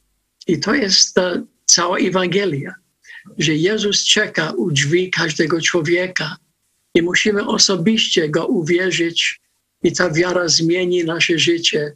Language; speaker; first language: Polish; early bilingual, heritage; Polish